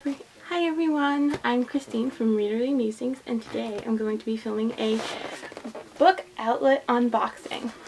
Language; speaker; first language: English; native; English